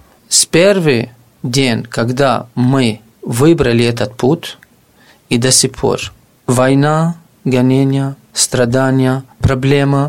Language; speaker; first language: Russian; non-native, fluent; Arabic